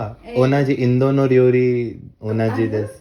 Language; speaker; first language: Japanese; non-native, learner; Hindi